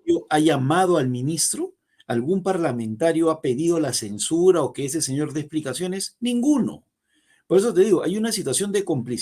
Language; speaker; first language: Spanish; native; Spanish